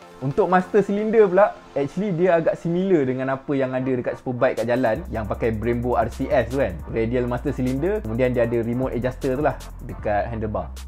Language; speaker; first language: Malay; native; Malay